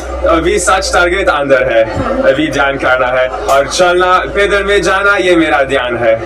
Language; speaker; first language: Hindi; non-native, learner; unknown